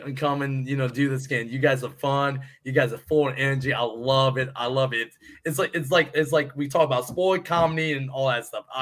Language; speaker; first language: English; native; English